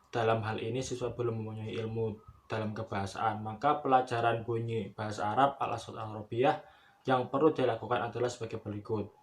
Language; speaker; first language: Indonesian; native; Indonesian